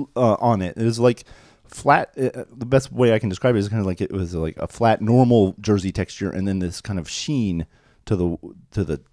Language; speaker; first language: English; native; English